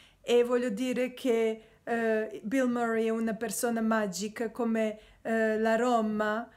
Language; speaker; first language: Italian; non-native, learner; Serbian